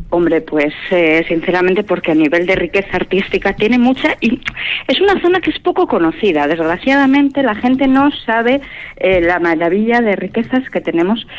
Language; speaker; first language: Spanish; native; Spanish